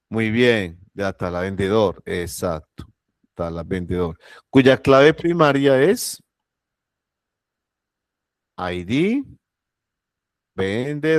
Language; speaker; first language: Spanish; native; Spanish